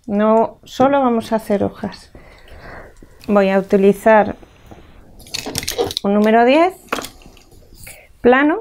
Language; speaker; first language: Spanish; native; Spanish